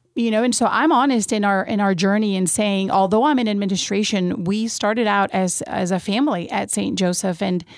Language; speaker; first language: English; early bilingual, other home language; Spanish